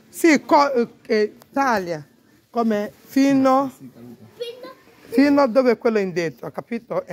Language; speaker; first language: Italian; non-native, learner; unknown